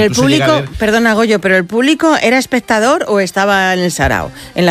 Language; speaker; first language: Spanish; native; Spanish